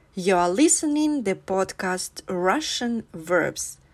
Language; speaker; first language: English; non-native, fluent; Russian